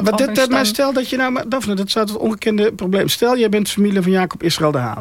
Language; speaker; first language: Dutch; native; Dutch